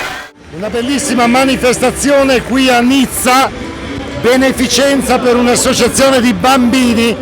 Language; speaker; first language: Italian; native; Italian